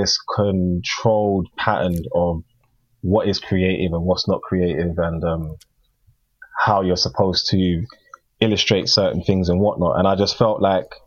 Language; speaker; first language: English; native; English